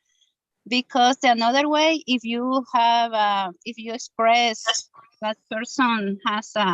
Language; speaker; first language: English; non-native, learner; Spanish